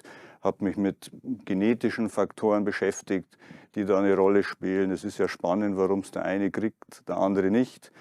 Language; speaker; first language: German; native; German